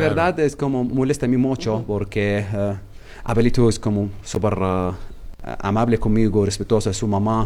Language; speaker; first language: Spanish; non-native, learner; Arabic